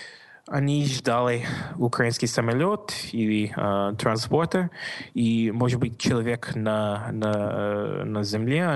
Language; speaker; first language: Russian; non-native, learner; English